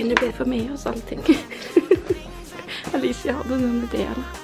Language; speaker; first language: Swedish; native; Swedish